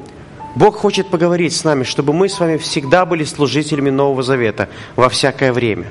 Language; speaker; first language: Russian; native; Russian